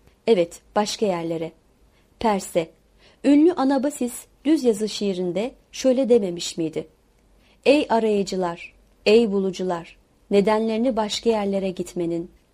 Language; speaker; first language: Turkish; non-native, local second language; Kurdish